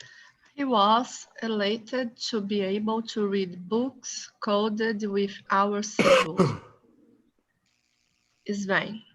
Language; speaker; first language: English; non-native, learner; Portuguese